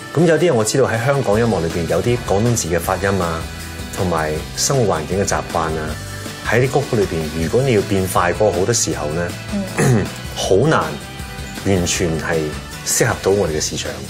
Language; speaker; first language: Cantonese; early bilingual, other home language; Chinese